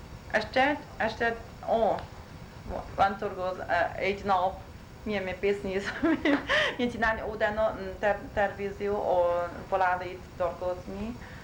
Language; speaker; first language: Hungarian; non-native, learner; Chinese